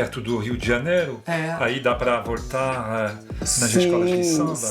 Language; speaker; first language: Portuguese; non-native, fluent; French